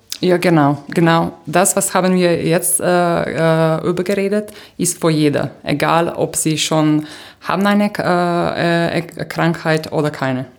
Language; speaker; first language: German; non-native, fluent; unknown